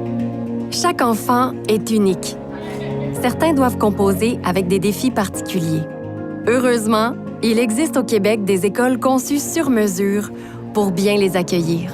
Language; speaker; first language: French; native; French